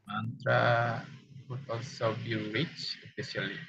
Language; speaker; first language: English; non-native, fluent; Indonesian